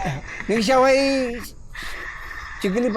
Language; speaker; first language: Chinese; non-native, learner; Filipino